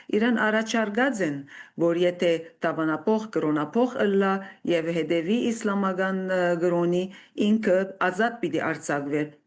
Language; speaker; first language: Armenian; native; Armenian